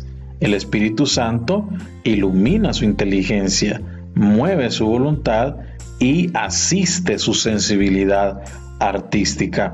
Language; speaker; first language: Spanish; native; Spanish